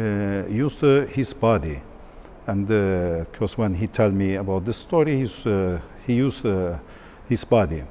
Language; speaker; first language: English; non-native, learner; Turkish